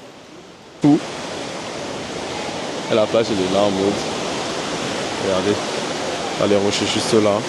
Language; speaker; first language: French; native; French